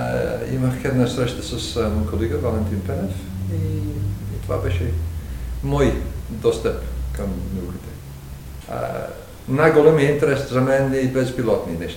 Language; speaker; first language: Bulgarian; non-native, learner; English